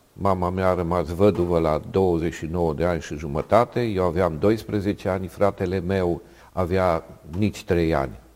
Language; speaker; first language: Romanian; native; Romanian